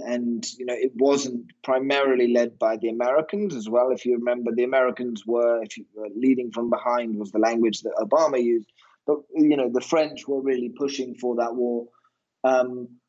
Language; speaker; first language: English; native; English